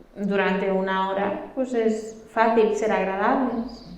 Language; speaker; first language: Spanish; native; Spanish